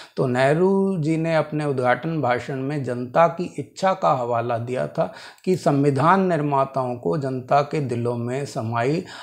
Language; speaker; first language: Hindi; native; Hindi